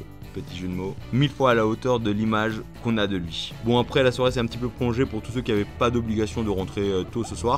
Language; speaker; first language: French; native; French